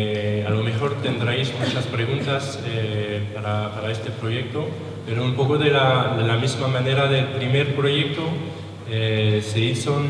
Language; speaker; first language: Spanish; non-native, learner; French